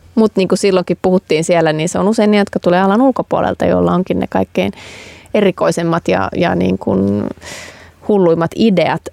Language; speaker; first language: Finnish; native; Finnish